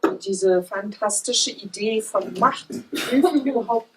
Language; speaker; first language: German; native; German